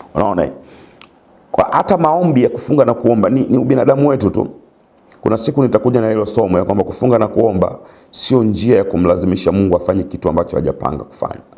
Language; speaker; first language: Swahili; native; Swahili